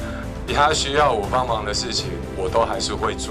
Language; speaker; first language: Chinese; native; Chinese